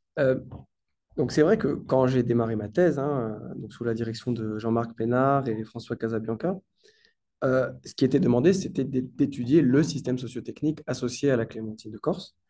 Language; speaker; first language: French; native; French